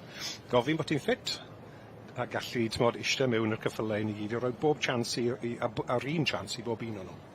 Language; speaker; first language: Welsh; native; Welsh